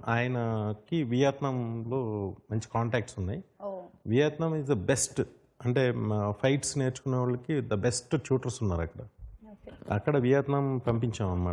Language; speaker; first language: Telugu; native; Telugu